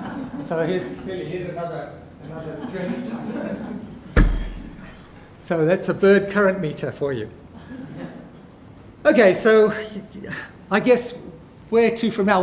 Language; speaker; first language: English; native; English